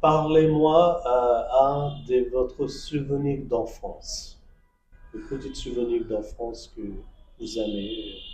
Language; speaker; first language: French; non-native, fluent; Bangla